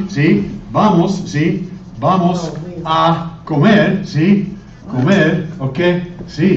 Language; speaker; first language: Spanish; non-native, fluent; English